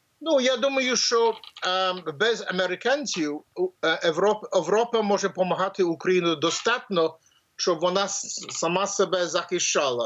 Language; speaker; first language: Ukrainian; early bilingual, heritage; English